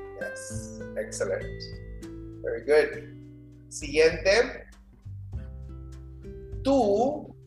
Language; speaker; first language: English; non-native, fluent; Spanish